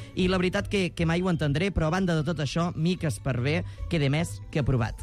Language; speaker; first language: Catalan; native; Catalan